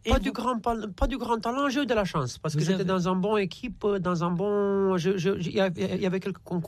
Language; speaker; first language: French; non-native, fluent; Romanian